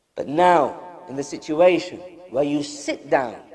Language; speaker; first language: English; native; English